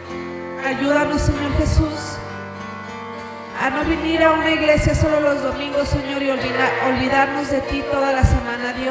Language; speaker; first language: Spanish; native; Spanish